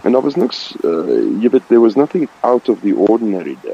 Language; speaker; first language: English; non-native, local second language; Afrikaans